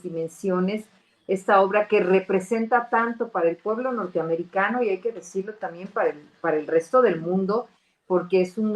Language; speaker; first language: Spanish; native; Spanish